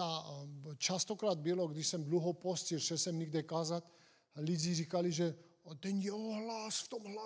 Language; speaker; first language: Czech; non-native, fluent; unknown